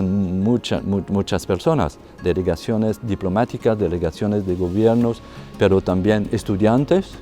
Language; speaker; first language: Spanish; non-native, fluent; French